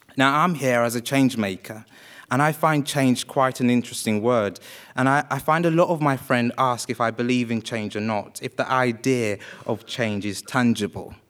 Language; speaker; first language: English; native; English